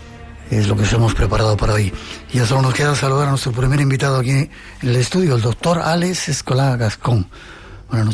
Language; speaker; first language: Spanish; native; Spanish